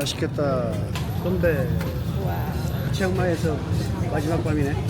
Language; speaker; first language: Korean; native; Korean